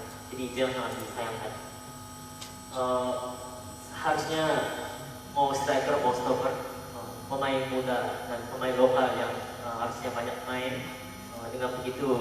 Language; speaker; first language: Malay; non-native, fluent; Korean